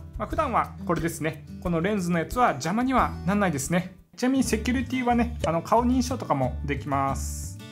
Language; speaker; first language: Japanese; native; Japanese